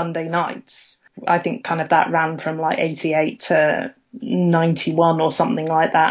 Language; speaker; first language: English; native; English